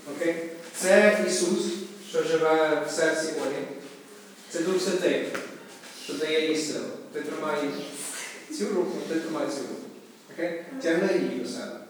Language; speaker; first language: Ukrainian; non-native, fluent; English